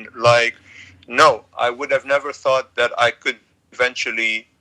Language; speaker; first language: English; non-native, fluent; Arabic